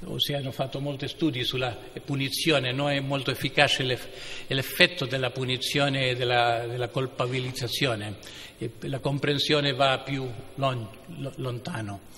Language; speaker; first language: Italian; non-native, fluent; Spanish